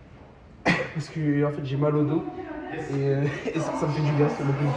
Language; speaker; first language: French; native; French